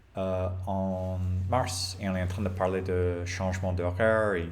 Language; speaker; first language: French; non-native, fluent; English